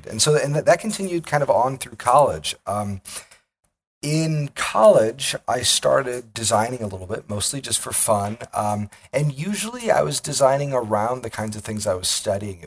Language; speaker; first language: English; native; English